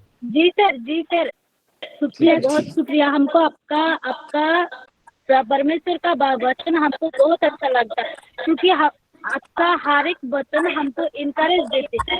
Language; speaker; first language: Hindi; non-native, local second language; Bangla